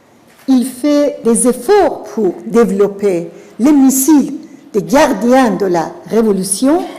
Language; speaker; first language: French; non-native, fluent; Persian